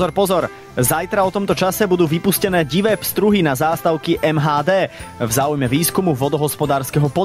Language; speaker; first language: Slovak; native; Slovak